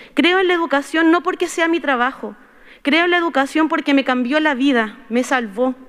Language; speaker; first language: Spanish; native; Spanish